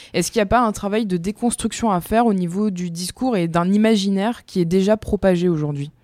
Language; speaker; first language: French; native; French